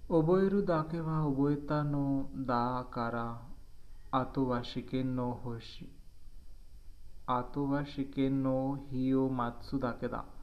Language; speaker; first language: Japanese; non-native, learner; Hindi